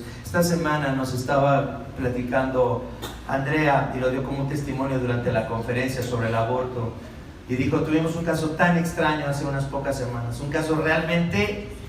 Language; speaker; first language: Spanish; native; Spanish